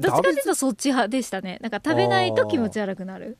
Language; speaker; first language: Japanese; native; Japanese